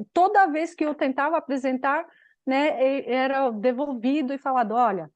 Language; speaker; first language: Portuguese; non-native, fluent; Albanian